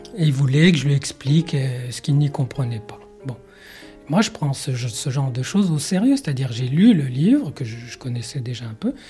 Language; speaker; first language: French; non-native, local second language; Arabic